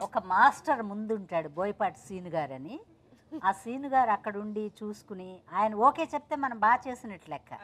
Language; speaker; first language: Telugu; native; Telugu